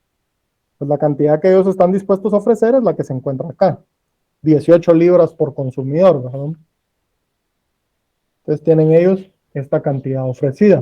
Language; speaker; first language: Spanish; native; Spanish